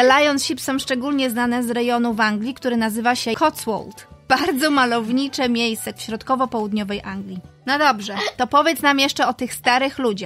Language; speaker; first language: Polish; native; Polish